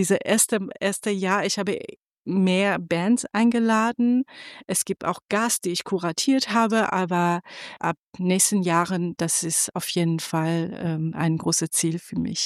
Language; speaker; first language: German; non-native, fluent; Persian